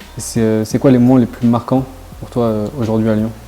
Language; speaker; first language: French; native; French